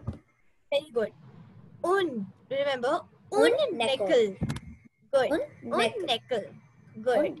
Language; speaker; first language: French; non-native, learner; Hindi